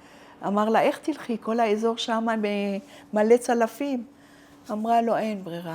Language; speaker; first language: Hebrew; non-native, fluent; Arabic